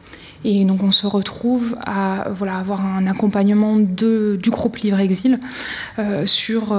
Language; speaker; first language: French; native; French